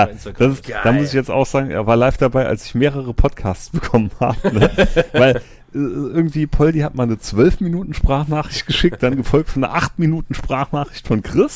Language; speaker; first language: German; native; German